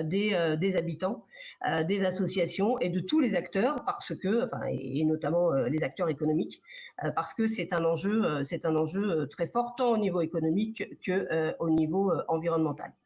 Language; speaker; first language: French; native; French